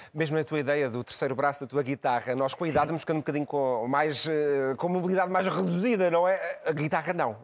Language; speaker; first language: Portuguese; native; Portuguese